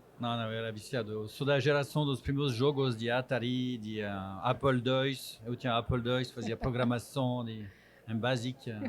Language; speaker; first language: Portuguese; non-native, fluent; French